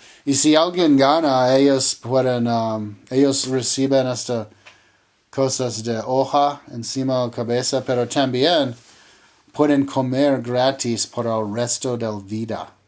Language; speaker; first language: Spanish; non-native, learner; English